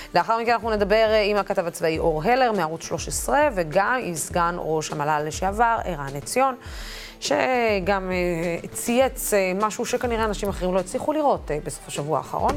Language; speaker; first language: Hebrew; non-native, local second language; Arabic